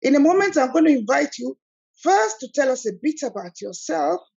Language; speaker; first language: English; non-native, local second language; Yoruba